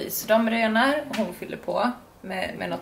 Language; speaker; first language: Swedish; native; Swedish